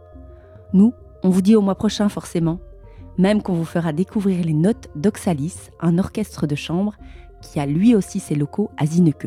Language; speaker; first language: French; native; French